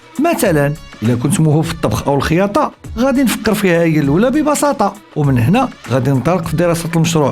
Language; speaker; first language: Arabic; native; Arabic